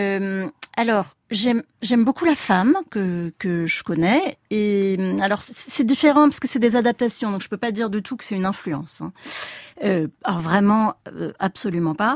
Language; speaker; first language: French; native; French